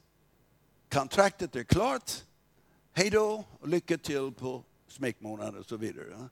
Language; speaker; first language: Swedish; non-native, fluent; English